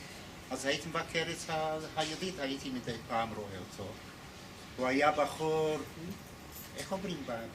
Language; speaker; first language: Hebrew; non-native, fluent; English